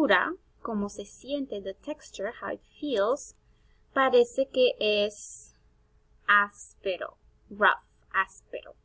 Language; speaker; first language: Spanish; non-native, fluent; English